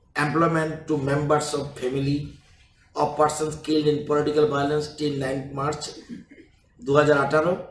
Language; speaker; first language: English; non-native, local second language; Bangla